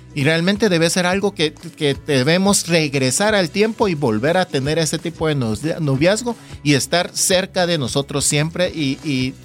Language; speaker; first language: Spanish; non-native, fluent; Korean